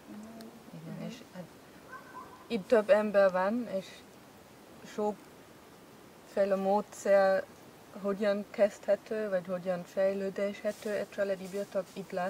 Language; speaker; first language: Hungarian; non-native, learner; German